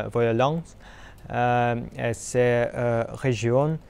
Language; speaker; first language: French; non-native, learner; Russian